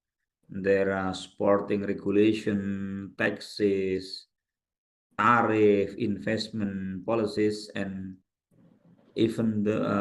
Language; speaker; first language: English; non-native, local second language; Indonesian